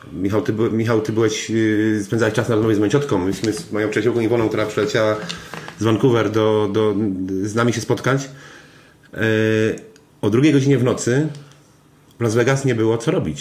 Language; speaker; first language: Polish; native; Polish